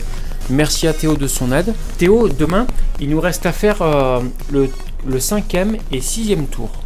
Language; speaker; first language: French; native; French